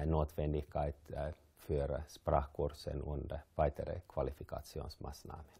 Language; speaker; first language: German; non-native, fluent; Finnish